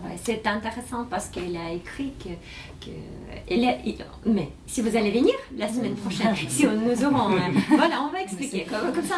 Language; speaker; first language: French; non-native, learner; Russian